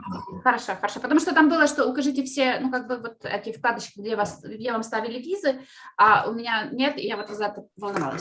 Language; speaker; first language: Russian; native; Russian